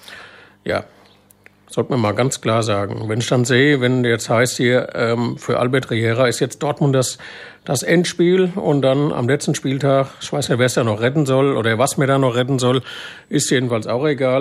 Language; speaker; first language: German; native; German